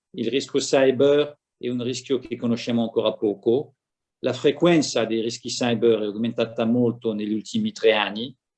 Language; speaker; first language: Italian; non-native, fluent; French